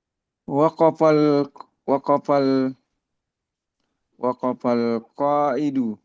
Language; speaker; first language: Arabic; non-native, learner; Indonesian